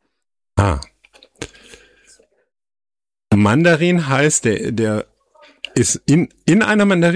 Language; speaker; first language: German; native; German